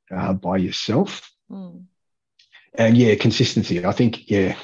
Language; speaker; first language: English; native; English